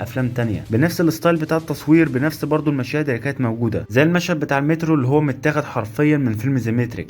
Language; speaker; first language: Arabic; native; Arabic